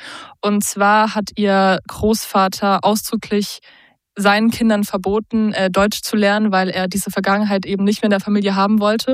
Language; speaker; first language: German; native; German